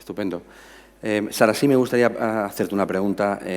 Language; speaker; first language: Spanish; native; Spanish